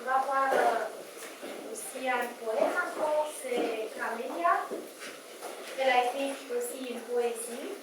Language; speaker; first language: French; non-native, fluent; Romanian